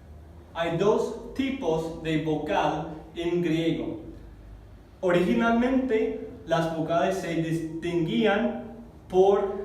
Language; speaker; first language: Spanish; non-native, fluent; English